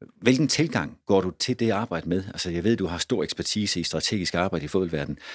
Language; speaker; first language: Danish; native; Danish